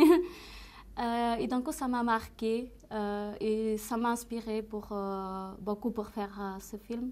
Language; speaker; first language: French; non-native, fluent; Portuguese